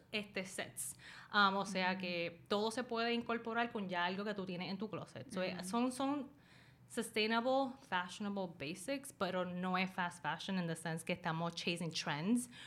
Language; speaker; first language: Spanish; early bilingual, other home language; Chinese